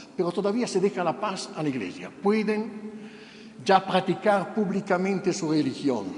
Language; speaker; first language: Spanish; non-native, fluent; Italian